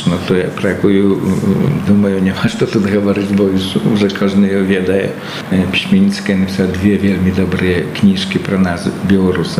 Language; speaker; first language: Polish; non-native, local second language; Belarusian